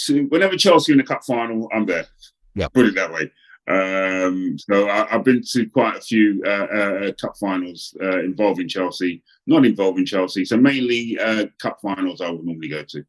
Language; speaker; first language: English; native; English